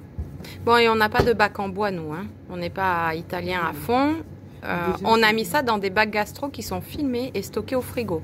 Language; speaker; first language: French; native; French